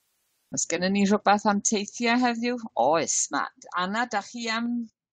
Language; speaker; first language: Welsh; non-native, learner; English